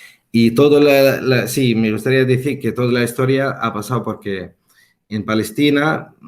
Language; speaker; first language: Spanish; non-native, fluent; Arabic